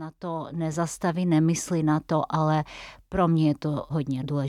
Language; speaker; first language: Czech; non-native, fluent; Tatar